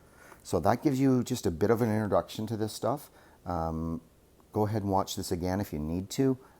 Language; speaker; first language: English; native; English